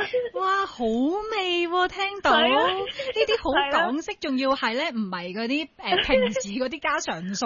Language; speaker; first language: Cantonese; native; Cantonese